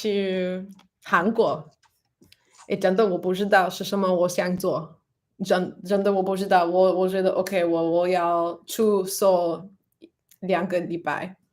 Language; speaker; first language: Chinese; non-native, learner; English